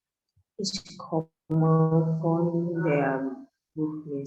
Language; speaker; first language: German; non-native, learner; Indonesian